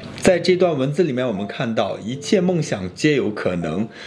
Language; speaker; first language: Chinese; native; Chinese